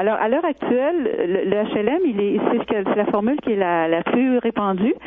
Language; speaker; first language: French; native; French